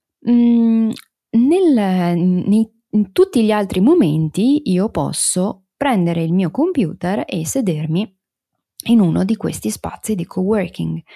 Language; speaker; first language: Italian; native; Italian